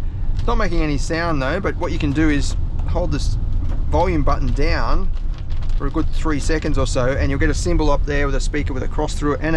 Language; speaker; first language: English; native; English